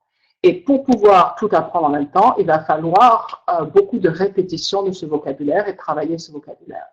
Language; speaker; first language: French; native; French